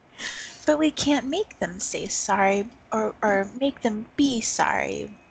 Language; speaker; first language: English; native; English